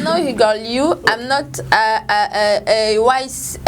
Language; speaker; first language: English; non-native, learner; Lingala